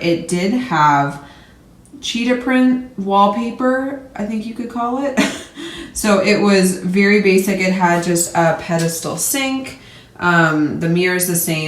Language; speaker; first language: English; native; English